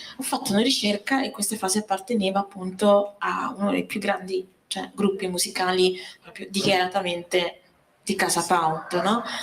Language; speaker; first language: Italian; native; Italian